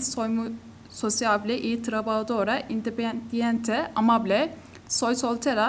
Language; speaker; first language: Spanish; non-native, learner; Turkish